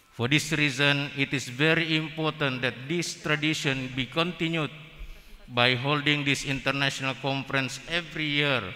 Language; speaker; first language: English; non-native, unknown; Indonesian